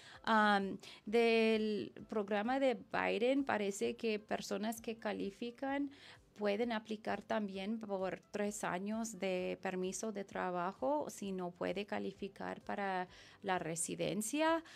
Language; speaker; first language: Spanish; non-native, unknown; English